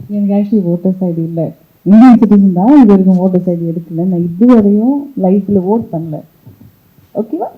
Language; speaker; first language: Tamil; early bilingual, heritage; Tamil